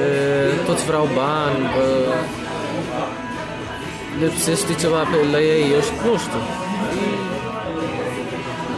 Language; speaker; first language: Romanian; early bilingual, heritage; Romanian